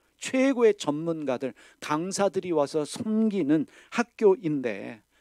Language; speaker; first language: Korean; native; Korean